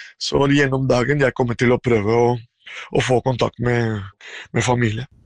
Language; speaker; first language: Norwegian; non-native, fluent; Spanish